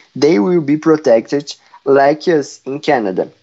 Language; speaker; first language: English; non-native, fluent; Portuguese